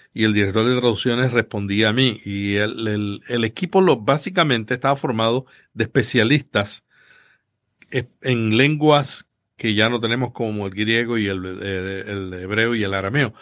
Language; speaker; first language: Spanish; native; Spanish